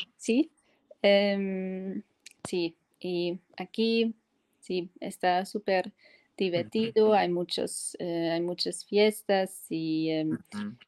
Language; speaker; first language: Spanish; non-native, fluent; German